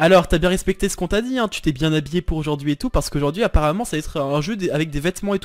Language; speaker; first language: French; native; French